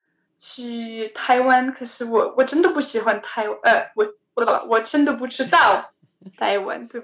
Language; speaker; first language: Chinese; non-native, learner; French